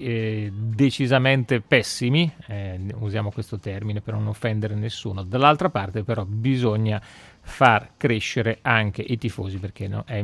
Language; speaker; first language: Italian; native; Italian